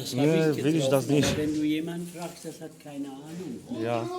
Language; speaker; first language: German; non-native, learner; Polish